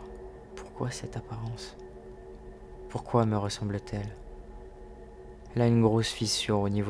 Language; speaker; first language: French; native; French